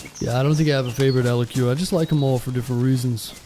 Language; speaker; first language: English; native; English